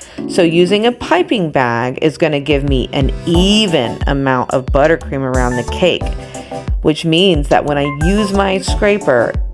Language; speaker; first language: English; native; English